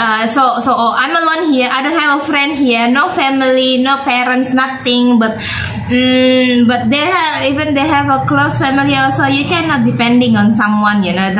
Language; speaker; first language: English; non-native, learner; Indonesian